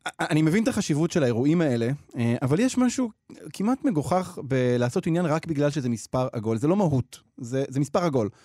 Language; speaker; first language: Hebrew; native; Hebrew